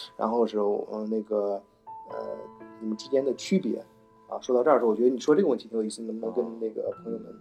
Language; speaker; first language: Chinese; non-native, fluent; Korean